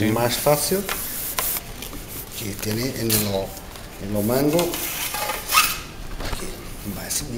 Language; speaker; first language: Spanish; non-native, learner; Portuguese